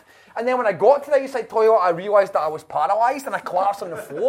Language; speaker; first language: English; native; English